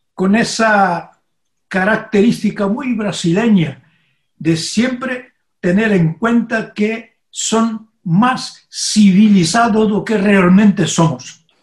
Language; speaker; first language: Spanish; non-native, fluent; Portuguese